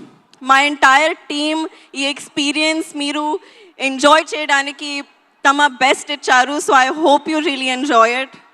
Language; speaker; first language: Telugu; non-native, learner; Hindi